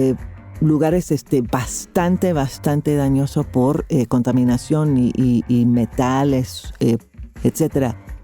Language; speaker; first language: Spanish; non-native, fluent; English